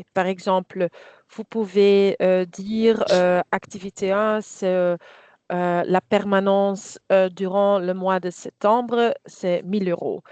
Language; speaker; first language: French; non-native, fluent; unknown